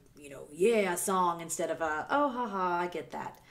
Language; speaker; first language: English; native; English